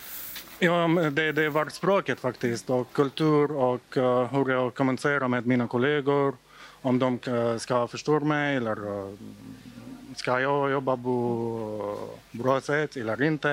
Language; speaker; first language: Swedish; non-native, learner; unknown